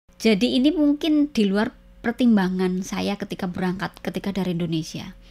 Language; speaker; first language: Indonesian; native; Indonesian